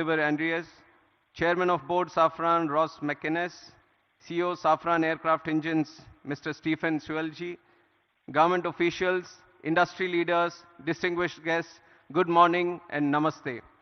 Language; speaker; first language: English; non-native, local second language; Telugu